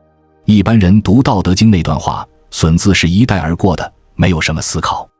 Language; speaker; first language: Chinese; native; Chinese